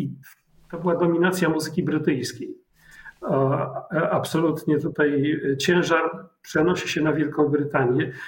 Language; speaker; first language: Polish; native; Polish